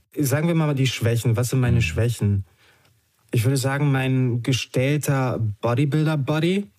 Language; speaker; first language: German; early bilingual, other home language; Romanian